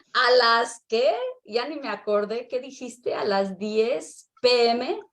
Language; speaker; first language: Spanish; early bilingual, other home language; English